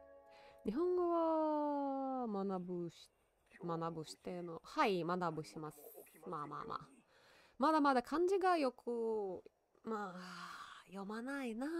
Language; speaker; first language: Japanese; non-native, learner; Russian